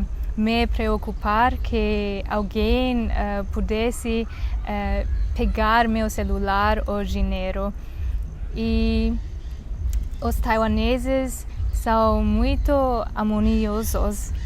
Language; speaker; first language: Portuguese; non-native, learner; Chinese